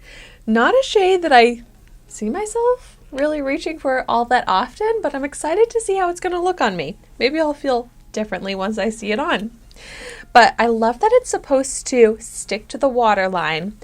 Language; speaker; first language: English; native; English